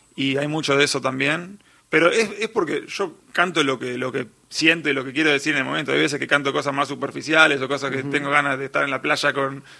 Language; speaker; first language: Spanish; native; Spanish